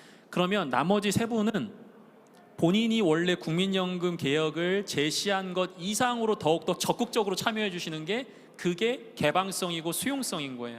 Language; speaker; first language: Korean; native; Korean